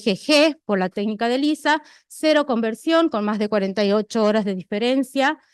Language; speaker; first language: Spanish; native; Spanish